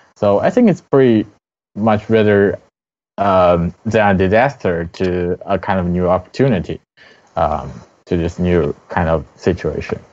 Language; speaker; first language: English; non-native, fluent; Chinese